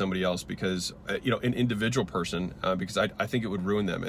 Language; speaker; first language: English; native; English